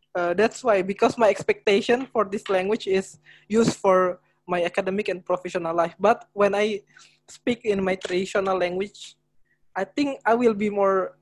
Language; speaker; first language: English; non-native, learner; Indonesian